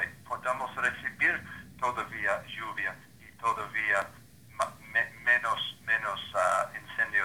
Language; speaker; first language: Spanish; non-native, learner; English